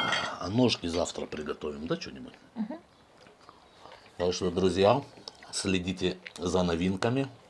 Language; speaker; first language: Russian; native; Russian